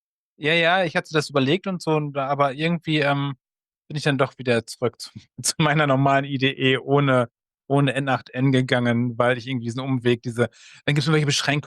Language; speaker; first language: German; native; German